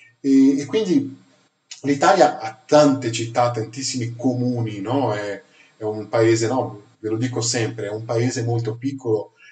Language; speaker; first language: Italian; non-native, fluent; Portuguese